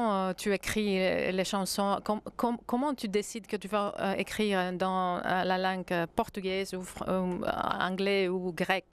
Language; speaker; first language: French; non-native, fluent; Greek